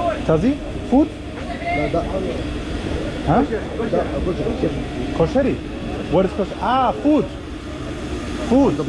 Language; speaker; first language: English; non-native, fluent; Turkish